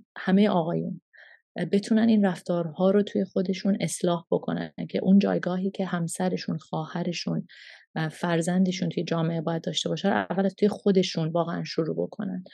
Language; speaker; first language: Persian; early bilingual, heritage; Persian